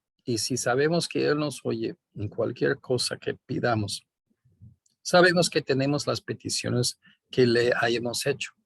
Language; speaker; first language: Spanish; non-native, fluent; English